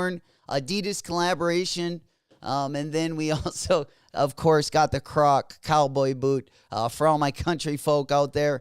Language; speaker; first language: English; native; English